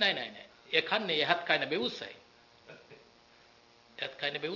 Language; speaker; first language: German; non-native, learner; Sinhala